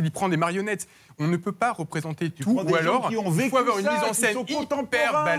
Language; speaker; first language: French; native; French